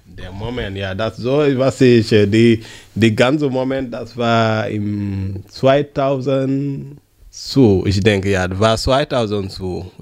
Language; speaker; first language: German; non-native, learner; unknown